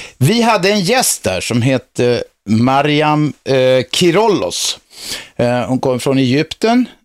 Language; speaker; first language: Swedish; native; Swedish